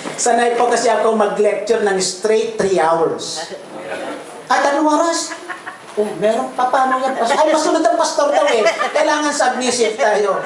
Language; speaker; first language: Filipino; non-native, local second language; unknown